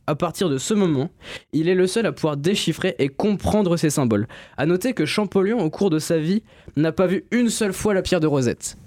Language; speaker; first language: French; native; French